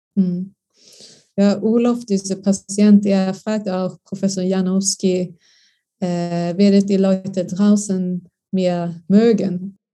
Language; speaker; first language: German; non-native, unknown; Swedish